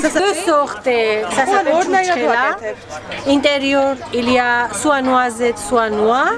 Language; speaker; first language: French; non-native, learner; Georgian